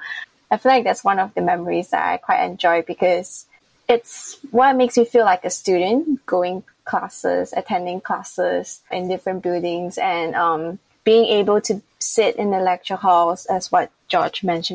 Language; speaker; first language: English; non-native, local second language; Chinese